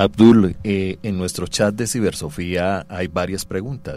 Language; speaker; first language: Spanish; native; Spanish